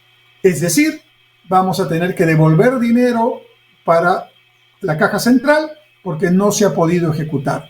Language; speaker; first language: Spanish; native; Spanish